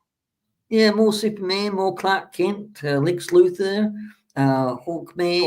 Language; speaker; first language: English; native; English